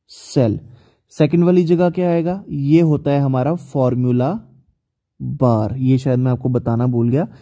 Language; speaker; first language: Hindi; native; Hindi